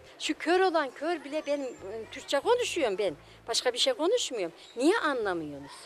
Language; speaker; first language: Turkish; native; Turkish